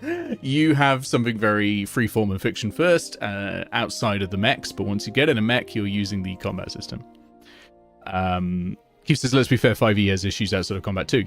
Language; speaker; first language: English; native; English